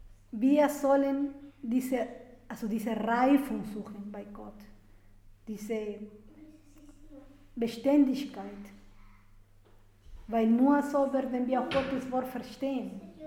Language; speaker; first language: German; non-native, fluent; Spanish